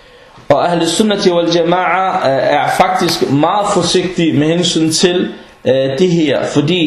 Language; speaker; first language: Danish; non-native, fluent; Arabic